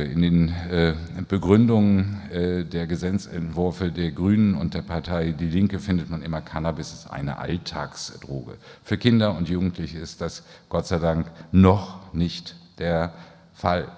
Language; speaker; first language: German; native; German